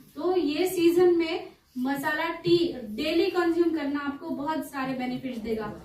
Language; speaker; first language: Hindi; non-native, local second language; Marathi